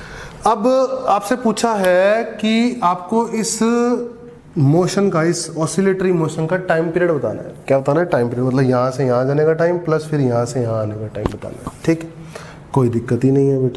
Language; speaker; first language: Hindi; native; Hindi